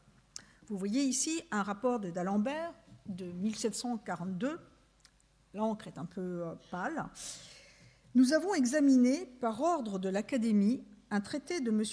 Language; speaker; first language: French; native; French